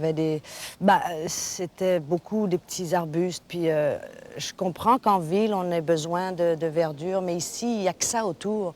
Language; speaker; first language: French; native; French